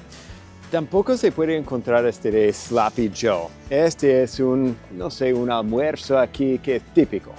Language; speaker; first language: Spanish; non-native, fluent; English